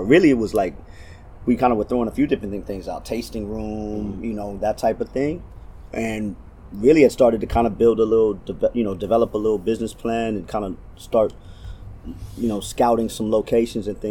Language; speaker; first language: English; native; English